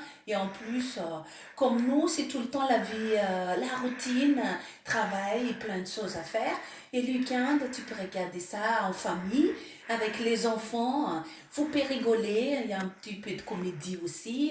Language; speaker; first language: French; non-native, local second language; Malagasy